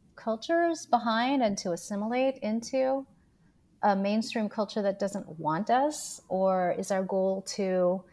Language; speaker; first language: English; early bilingual, other home language; Filipino